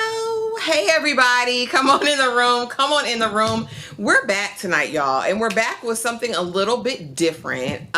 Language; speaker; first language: English; native; English